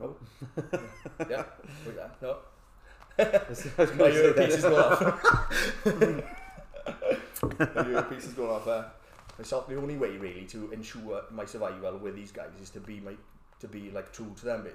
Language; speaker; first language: English; native; English